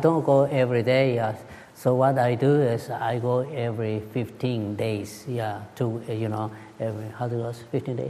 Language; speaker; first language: English; non-native, learner; Spanish